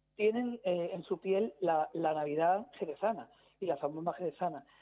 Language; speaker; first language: Spanish; native; Spanish